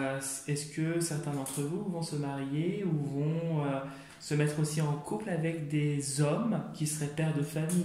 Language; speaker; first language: French; native; French